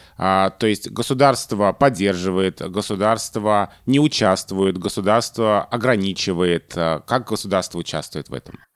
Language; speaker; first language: Russian; native; Russian